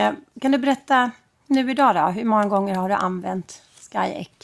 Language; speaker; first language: Swedish; native; Swedish